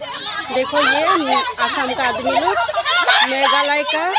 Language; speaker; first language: Hindi; non-native, local second language; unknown